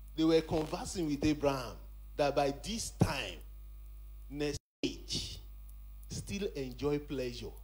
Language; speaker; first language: English; non-native, local second language; Yoruba